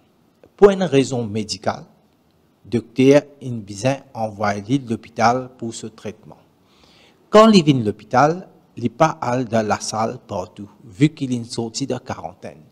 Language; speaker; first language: French; non-native, learner; Morisyen